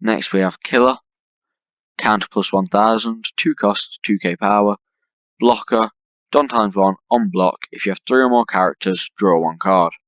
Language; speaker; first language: English; native; English